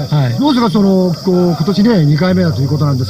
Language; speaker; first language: Japanese; native; Japanese